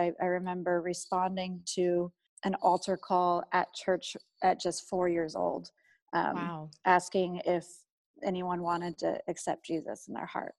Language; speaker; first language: English; native; English